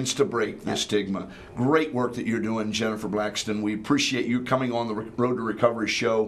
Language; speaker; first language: English; native; English